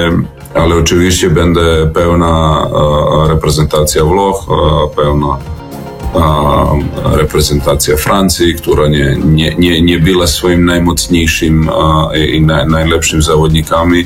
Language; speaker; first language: Polish; non-native, fluent; Serbian